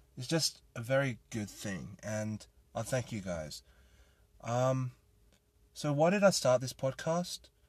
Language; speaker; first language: English; native; English